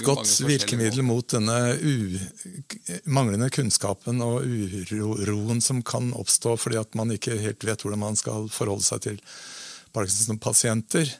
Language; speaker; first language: Norwegian; native; Norwegian